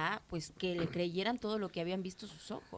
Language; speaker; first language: Spanish; native; Spanish